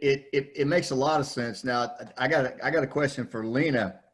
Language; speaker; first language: English; native; English